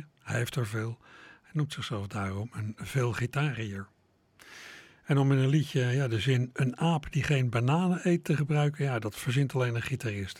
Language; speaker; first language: Dutch; native; Dutch